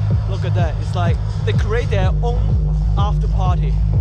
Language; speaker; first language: English; non-native, local second language; Cantonese